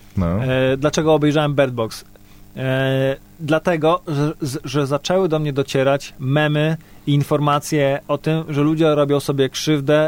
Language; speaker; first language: Polish; native; Polish